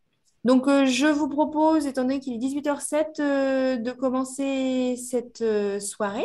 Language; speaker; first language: French; native; French